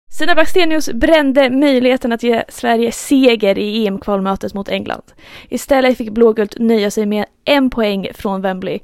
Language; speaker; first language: Swedish; native; Swedish